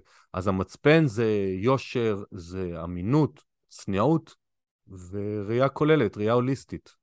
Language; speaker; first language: Hebrew; native; Hebrew